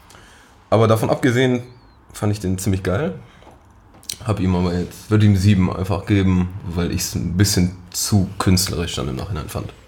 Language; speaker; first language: German; native; German